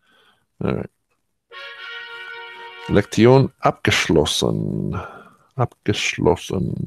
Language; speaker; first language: German; non-native, learner; English